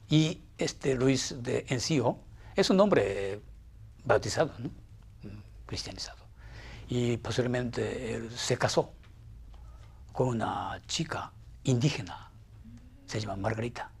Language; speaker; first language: Spanish; non-native, fluent; Japanese